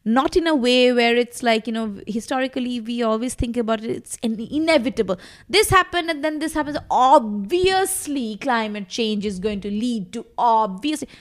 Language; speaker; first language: English; non-native, local second language; Bangla